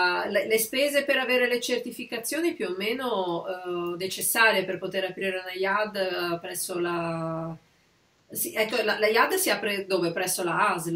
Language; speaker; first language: Italian; native; Italian